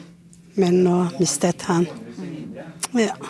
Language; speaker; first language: Norwegian; non-native, learner; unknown